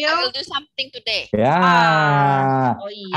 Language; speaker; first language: English; non-native, learner; Indonesian